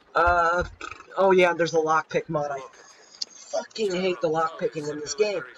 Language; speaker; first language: English; native; English